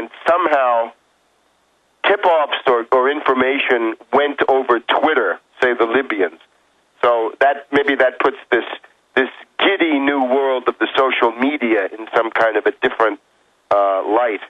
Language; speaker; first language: English; native; English